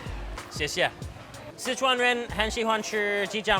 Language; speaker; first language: Chinese; non-native, fluent; English